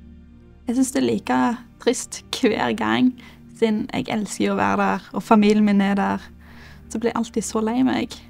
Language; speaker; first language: Norwegian; early bilingual, other home language; Bosnian